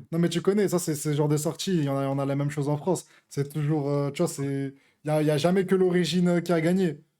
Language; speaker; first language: French; native; French